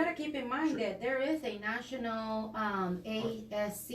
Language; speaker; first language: English; native; English